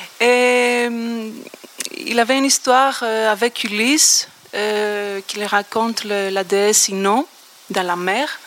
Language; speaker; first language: French; non-native, fluent; Greek